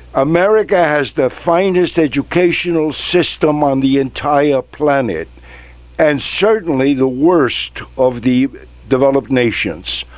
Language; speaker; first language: English; non-native, fluent; Spanish